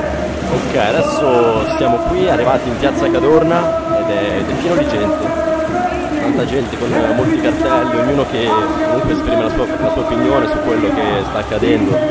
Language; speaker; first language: Italian; native; Italian